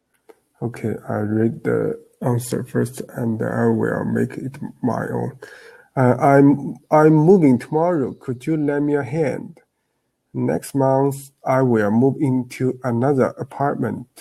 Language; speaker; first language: English; non-native, learner; Chinese